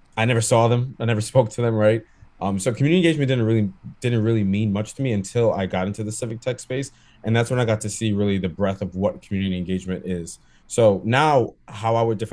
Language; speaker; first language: English; native; English